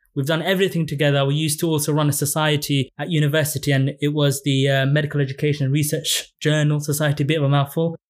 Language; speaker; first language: English; native; English